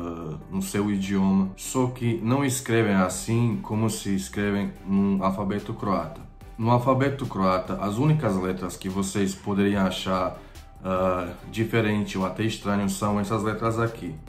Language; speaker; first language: Portuguese; non-native, fluent; Croatian